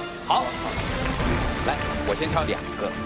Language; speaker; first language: Chinese; native; Chinese